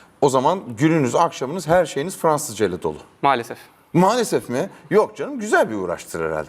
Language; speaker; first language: Turkish; native; Turkish